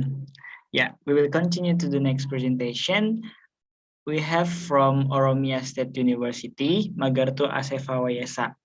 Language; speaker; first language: English; non-native, fluent; Indonesian